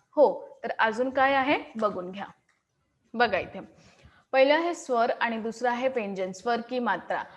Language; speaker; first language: Marathi; non-native, local second language; Hindi